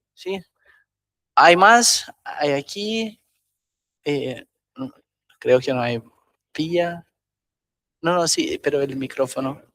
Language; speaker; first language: Spanish; non-native, fluent; Portuguese